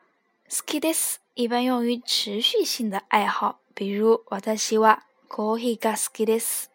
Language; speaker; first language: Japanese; non-native, fluent; Chinese